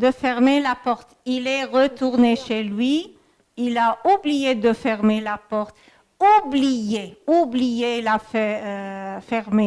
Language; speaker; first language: French; non-native, fluent; Arabic